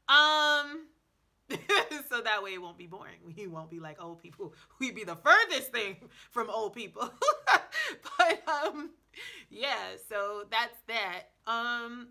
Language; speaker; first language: English; native; English